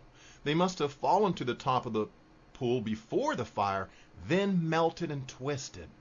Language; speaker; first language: English; native; English